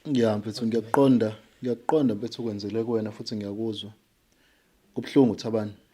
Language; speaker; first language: Zulu; native; Zulu